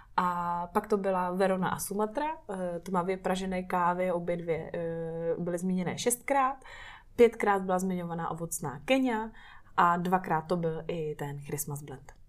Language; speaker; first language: Czech; native; Czech